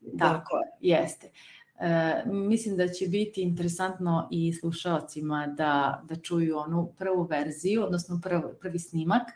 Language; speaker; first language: Serbian; native; Serbian